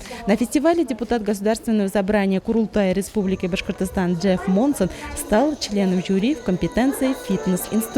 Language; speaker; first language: Russian; native; Russian